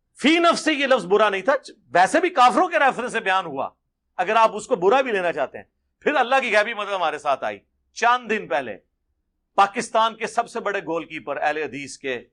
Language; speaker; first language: Urdu; non-native, local second language; Punjabi